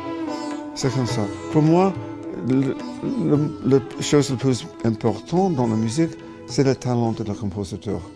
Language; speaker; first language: French; non-native, learner; English